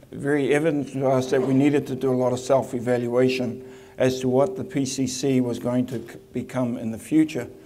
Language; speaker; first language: English; native; English